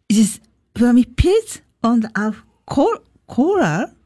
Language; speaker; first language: German; non-native, learner; Japanese